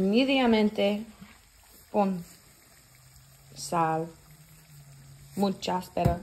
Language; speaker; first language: Spanish; non-native, learner; English